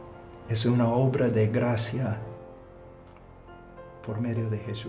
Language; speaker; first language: Spanish; non-native, fluent; English